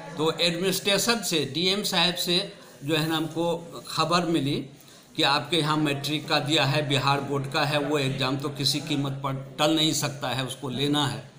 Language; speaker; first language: Hindi; native; Hindi